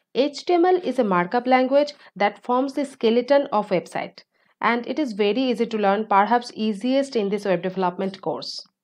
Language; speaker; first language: English; non-native, local second language; Bangla